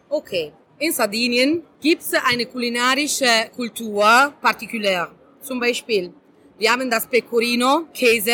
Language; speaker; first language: German; non-native, learner; Catalan